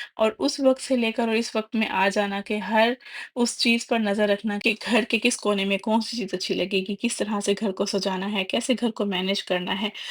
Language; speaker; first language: Urdu; native; Urdu